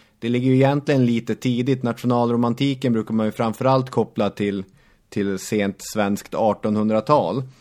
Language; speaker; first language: Swedish; native; Swedish